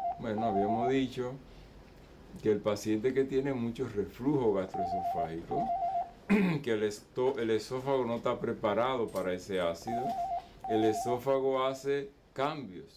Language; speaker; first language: Spanish; native; Spanish